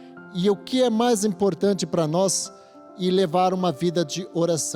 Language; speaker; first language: Portuguese; native; Portuguese